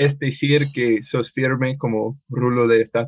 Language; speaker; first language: Spanish; non-native, fluent; English